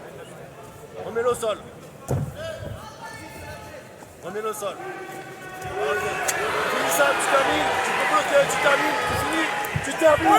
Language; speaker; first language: French; native; French